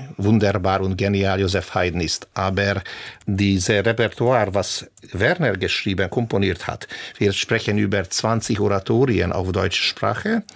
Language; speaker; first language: German; non-native, fluent; Hungarian